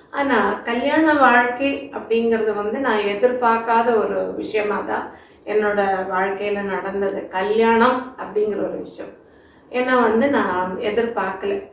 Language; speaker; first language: Tamil; non-native, local second language; Malayalam